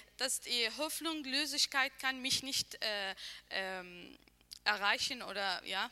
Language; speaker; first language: German; non-native, learner; Arabic